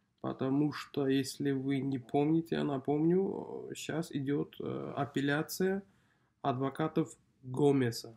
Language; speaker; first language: Russian; non-native, local second language; Uzbek